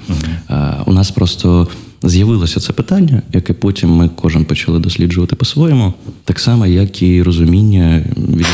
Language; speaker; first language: Ukrainian; non-native, local second language; Russian